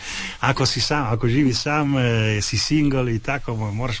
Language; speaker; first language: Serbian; non-native, local second language; Italian